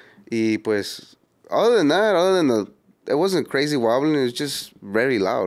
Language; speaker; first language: English; early bilingual, other home language; Spanish